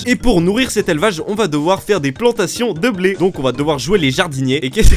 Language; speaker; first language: French; native; French